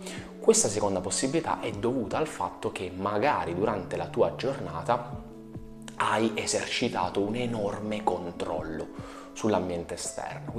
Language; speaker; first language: Italian; native; Italian